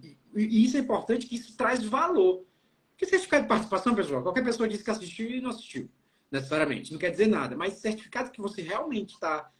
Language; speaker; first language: Portuguese; native; Portuguese